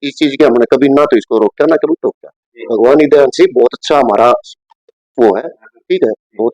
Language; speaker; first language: Hindi; native; Hindi